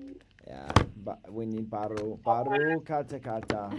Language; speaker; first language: Indonesian; non-native, learner; English